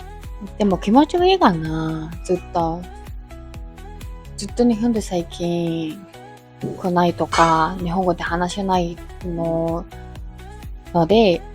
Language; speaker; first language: Japanese; non-native, learner; Mongolian